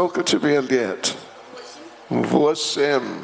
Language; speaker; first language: Russian; non-native, learner; English